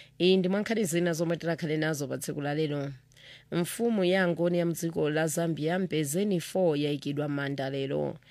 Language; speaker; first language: Nyanja; native; Nyanja